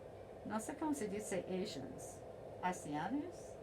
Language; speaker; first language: Spanish; non-native, learner; English